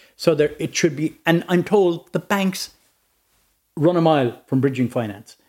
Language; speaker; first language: English; native; English